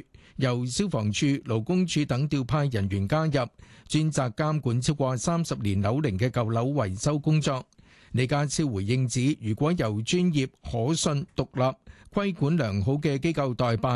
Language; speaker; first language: Cantonese; native; Cantonese